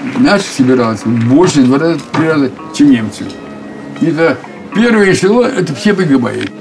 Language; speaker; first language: Russian; native; Russian